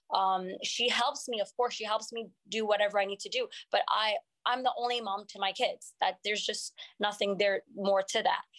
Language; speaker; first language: English; non-native, fluent; French